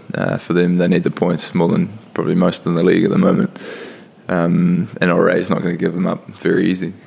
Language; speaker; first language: English; native; English